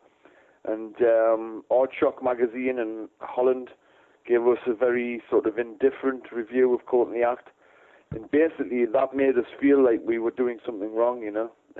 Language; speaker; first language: English; native; English